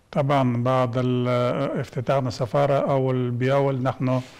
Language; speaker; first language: Arabic; non-native, fluent; Kazakh